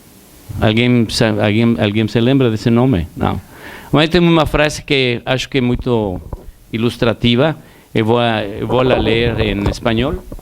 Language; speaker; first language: Portuguese; non-native, learner; Spanish